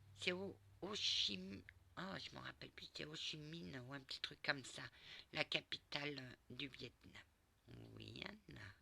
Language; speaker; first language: French; early bilingual, other home language; Portuguese